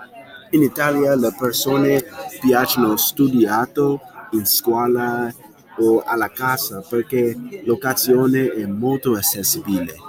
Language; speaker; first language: Italian; non-native, learner; English